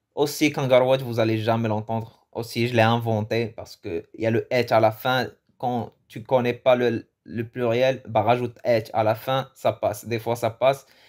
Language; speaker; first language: French; early bilingual, other home language; Arabic